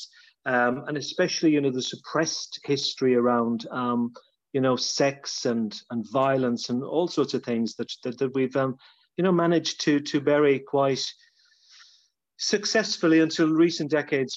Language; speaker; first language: English; native; English